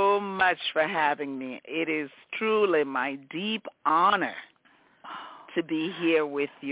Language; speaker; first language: English; native; English